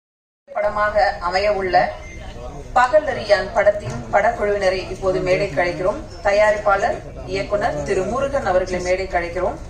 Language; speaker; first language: Tamil; native; Tamil